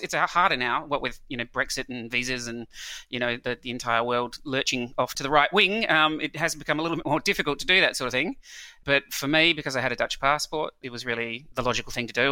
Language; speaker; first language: English; native; English